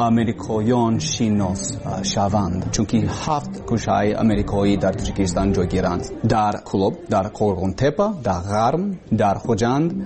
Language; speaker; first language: Persian; non-native, learner; English